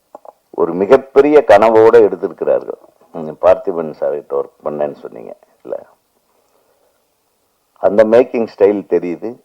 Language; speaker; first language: Tamil; native; Tamil